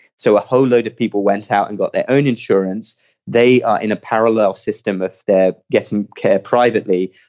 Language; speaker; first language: English; native; English